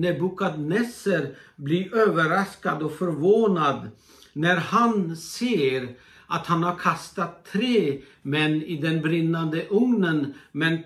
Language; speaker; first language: Swedish; non-native, fluent; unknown